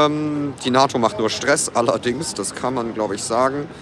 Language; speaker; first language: German; native; German